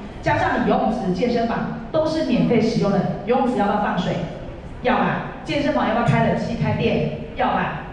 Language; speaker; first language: Chinese; native; Chinese